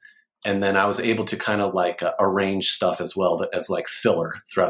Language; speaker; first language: English; native; English